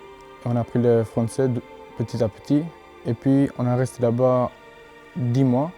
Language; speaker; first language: French; non-native, learner; Albanian